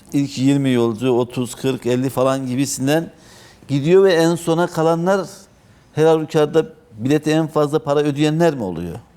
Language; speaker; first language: Turkish; native; Turkish